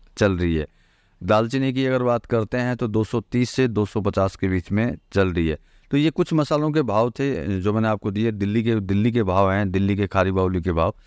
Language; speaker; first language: Hindi; native; Hindi